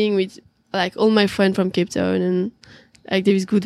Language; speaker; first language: English; non-native, fluent; French